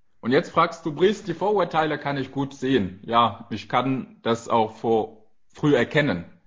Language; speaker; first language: German; non-native, fluent; French